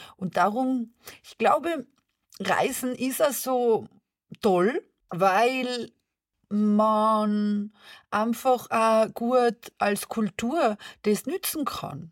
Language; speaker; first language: German; early bilingual, other home language; Serbian